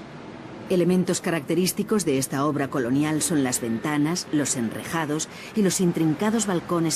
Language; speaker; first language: Spanish; native; Spanish